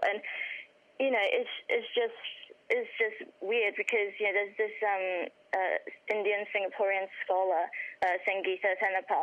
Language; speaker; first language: English; native; English